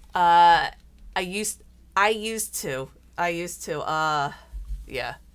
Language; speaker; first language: English; native; English